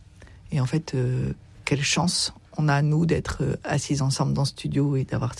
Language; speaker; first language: French; native; French